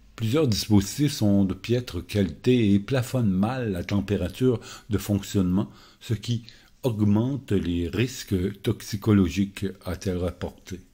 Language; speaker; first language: French; native; French